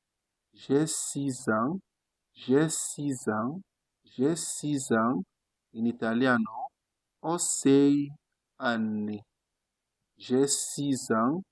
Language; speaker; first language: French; non-native, fluent; Italian